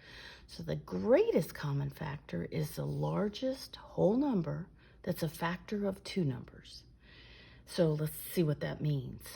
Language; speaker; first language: English; native; English